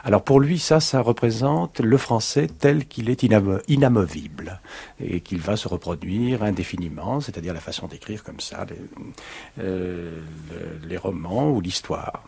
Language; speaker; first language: French; native; French